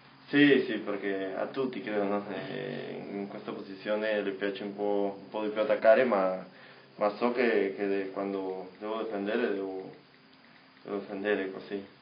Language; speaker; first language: Italian; non-native, learner; Spanish